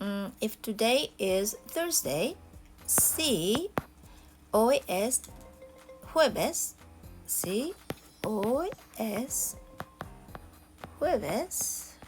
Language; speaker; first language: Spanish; non-native, learner; Japanese